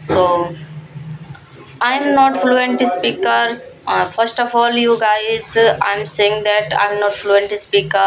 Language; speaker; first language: English; non-native, learner; Hindi